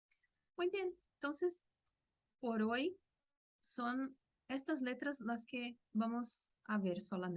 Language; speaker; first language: Spanish; non-native, fluent; Portuguese